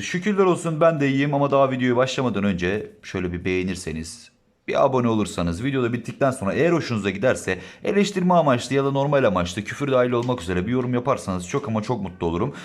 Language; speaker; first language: Turkish; native; Turkish